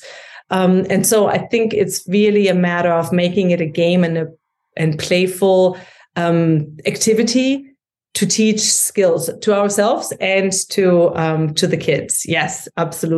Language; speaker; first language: English; non-native, fluent; German